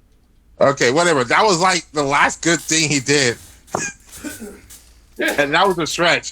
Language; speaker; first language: English; native; English